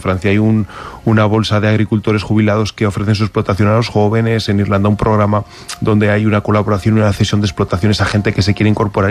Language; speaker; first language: Spanish; native; Spanish